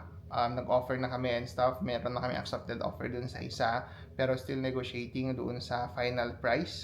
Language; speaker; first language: Filipino; native; Filipino